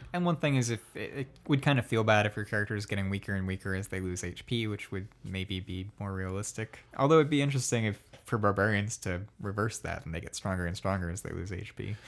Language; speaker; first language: English; native; English